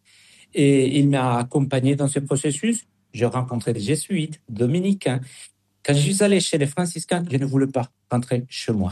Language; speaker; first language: French; non-native, fluent; Spanish